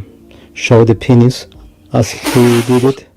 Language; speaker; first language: English; non-native, fluent; Spanish